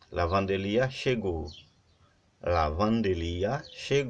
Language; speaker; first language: Portuguese; non-native, learner; Haitian Creole